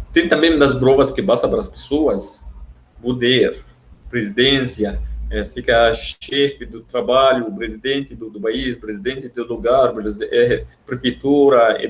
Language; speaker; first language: Portuguese; non-native, learner; Arabic